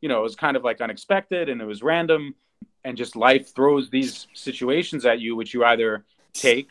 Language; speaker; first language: English; native; English